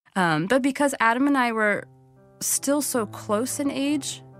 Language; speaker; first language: English; native; English